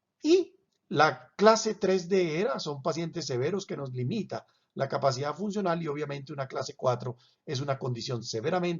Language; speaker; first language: Spanish; native; Spanish